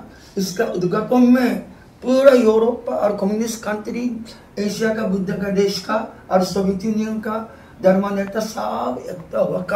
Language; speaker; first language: Hindi; non-native, fluent; Japanese